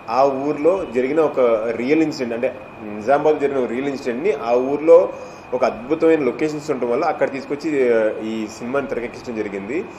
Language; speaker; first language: Telugu; native; Telugu